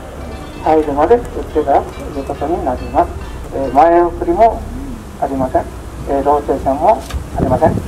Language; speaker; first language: Japanese; native; Japanese